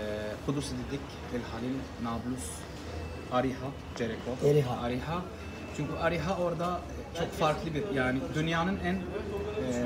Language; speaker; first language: Turkish; non-native, learner; Arabic